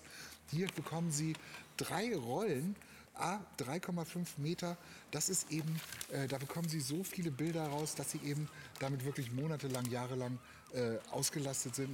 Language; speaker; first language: German; native; German